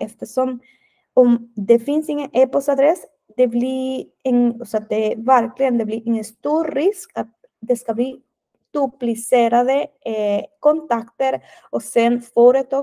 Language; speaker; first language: Swedish; non-native, fluent; Spanish